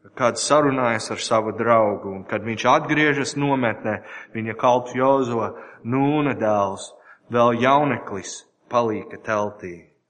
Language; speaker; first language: Latvian; non-native, learner; English